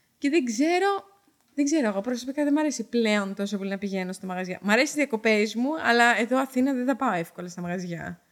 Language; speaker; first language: Greek; early bilingual, heritage; Dutch